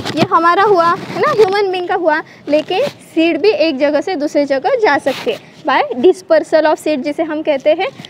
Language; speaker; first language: Hindi; non-native, local second language; Marathi